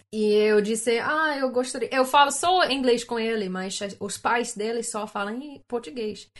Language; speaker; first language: Portuguese; non-native, learner; English